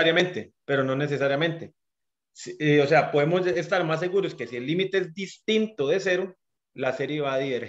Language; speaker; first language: Spanish; native; Spanish